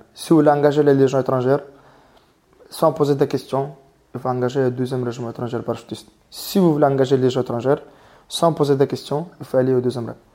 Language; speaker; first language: French; non-native, learner; Mongolian